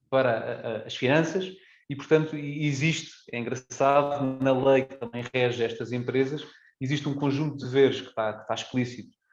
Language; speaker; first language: Portuguese; native; Portuguese